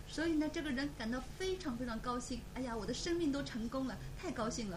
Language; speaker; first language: Chinese; native; Chinese